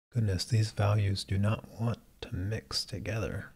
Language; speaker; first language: English; native; English